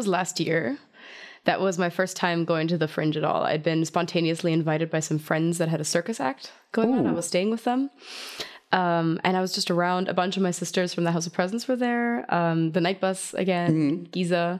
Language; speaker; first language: English; non-native, fluent; German